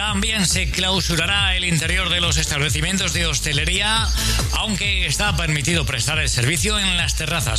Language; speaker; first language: Spanish; native; Spanish